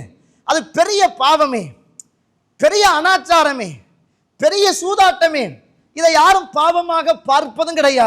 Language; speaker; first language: Tamil; native; Tamil